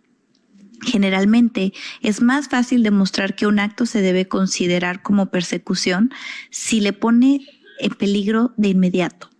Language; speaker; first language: Spanish; native; Spanish